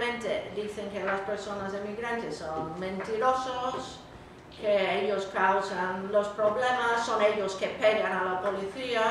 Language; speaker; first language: Spanish; non-native, fluent; English